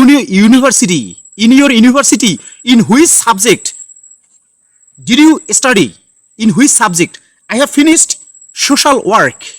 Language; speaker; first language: English; non-native, learner; Bangla